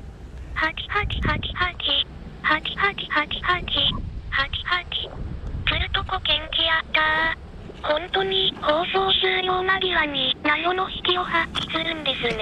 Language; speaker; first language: Japanese; native; Japanese